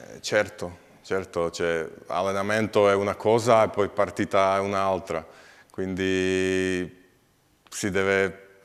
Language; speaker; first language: Italian; non-native, learner; Slovak